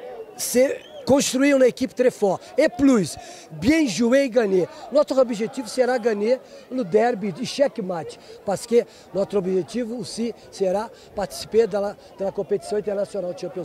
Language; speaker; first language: French; non-native, fluent; Portuguese